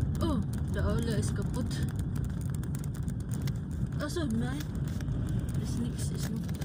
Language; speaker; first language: German; non-native, learner; Filipino